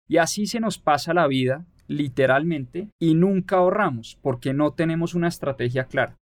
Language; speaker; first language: Spanish; native; Spanish